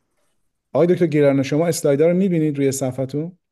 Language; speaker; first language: Persian; native; Persian